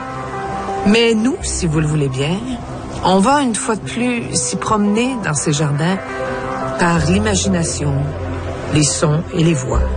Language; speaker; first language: French; native; French